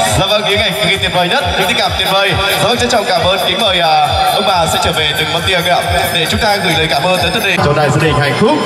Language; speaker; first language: Vietnamese; non-native, local second language; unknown